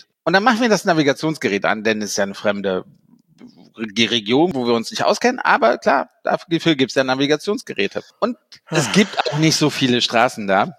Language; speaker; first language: German; native; German